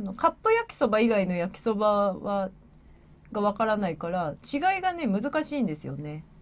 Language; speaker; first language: Japanese; native; Japanese